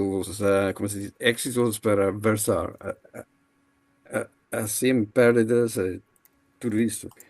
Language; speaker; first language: Portuguese; non-native, learner; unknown